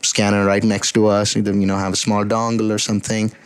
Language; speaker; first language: English; non-native, local second language; Hindi